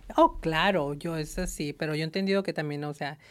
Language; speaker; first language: Spanish; early bilingual, heritage; Spanish